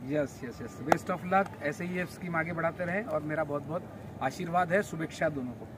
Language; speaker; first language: Hindi; native; Hindi